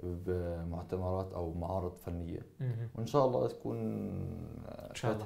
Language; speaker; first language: Arabic; native; Arabic